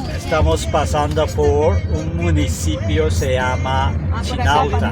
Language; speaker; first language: Spanish; non-native, fluent; Japanese